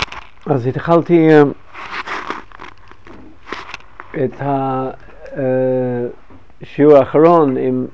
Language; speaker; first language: Hebrew; non-native, fluent; English